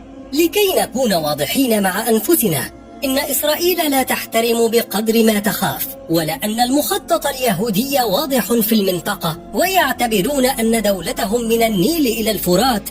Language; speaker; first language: Arabic; native; Arabic